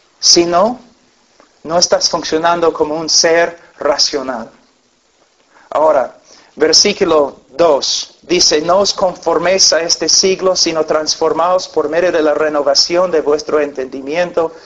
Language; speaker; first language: Spanish; non-native, fluent; English